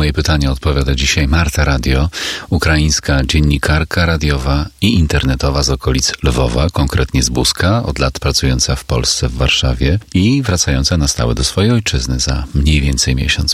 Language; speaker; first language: Polish; native; Polish